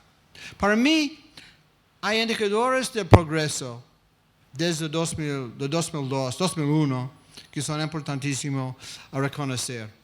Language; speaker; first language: Spanish; non-native, fluent; English